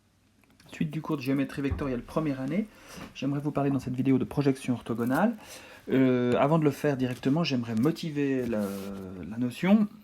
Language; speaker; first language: French; native; French